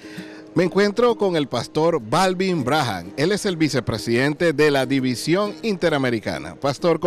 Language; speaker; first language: Spanish; native; Spanish